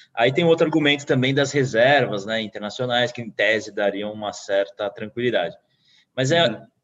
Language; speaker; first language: Portuguese; native; Portuguese